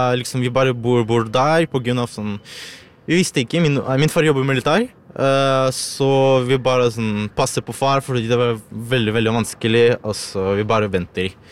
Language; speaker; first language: Norwegian; non-native, learner; Ukrainian